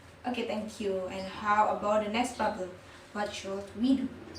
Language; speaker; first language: English; non-native, learner; Indonesian